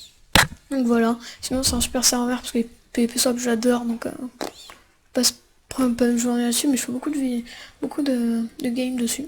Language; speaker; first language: French; native; French